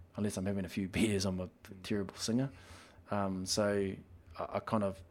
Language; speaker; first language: English; native; English